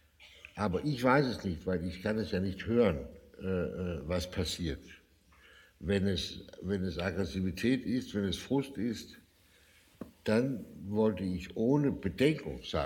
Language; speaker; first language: German; non-native, fluent; Danish